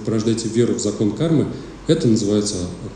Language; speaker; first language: Russian; native; Russian